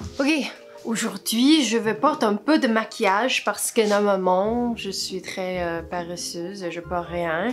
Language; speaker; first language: French; non-native, learner; English